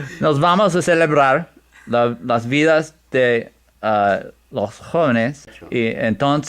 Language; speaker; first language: Spanish; non-native, learner; English